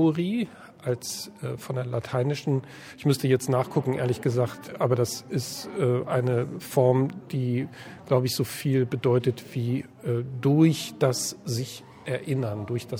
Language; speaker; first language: German; native; German